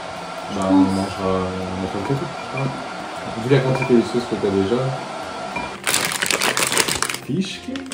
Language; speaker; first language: French; native; French